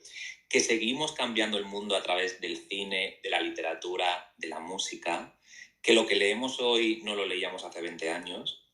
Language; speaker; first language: Spanish; native; Spanish